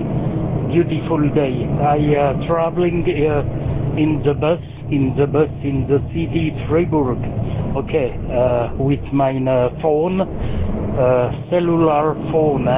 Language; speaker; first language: English; non-native, learner; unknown